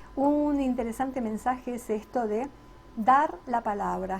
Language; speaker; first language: Spanish; native; Spanish